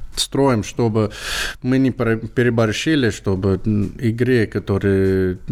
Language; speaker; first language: Russian; non-native, learner; English